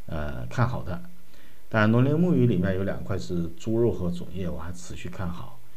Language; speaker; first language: Chinese; native; Chinese